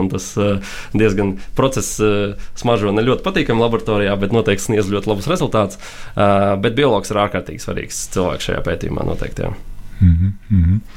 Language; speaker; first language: Latvian; non-native, local second language; Russian